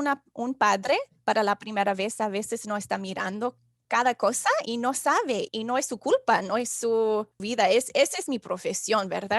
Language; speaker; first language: Spanish; non-native, fluent; English